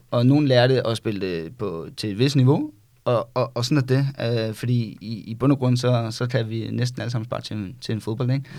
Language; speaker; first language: Danish; native; Danish